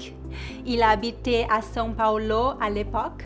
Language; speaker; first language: English; non-native, fluent; Portuguese